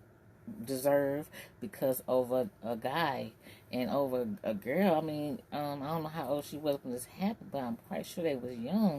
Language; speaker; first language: English; native; English